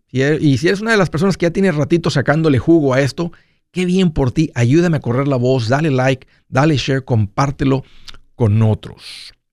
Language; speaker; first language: Spanish; native; Spanish